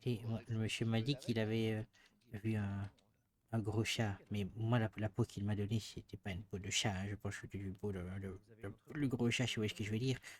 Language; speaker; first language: French; native; French